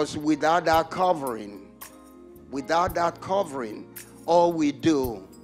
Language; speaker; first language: English; non-native, local second language; Akan